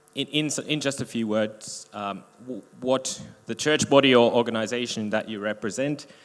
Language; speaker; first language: English; non-native, fluent; Finnish